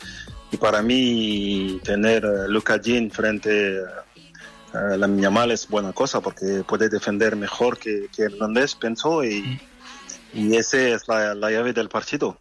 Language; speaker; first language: Spanish; non-native, fluent; French